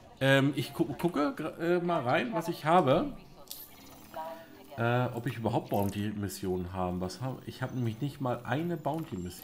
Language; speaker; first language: German; native; German